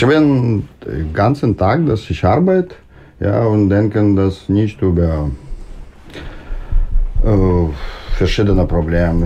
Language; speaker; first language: German; non-native, learner; Russian